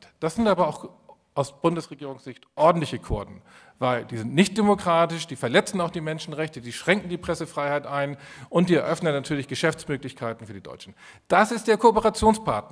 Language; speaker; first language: German; native; German